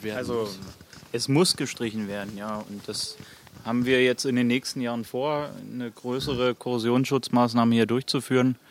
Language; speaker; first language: German; native; German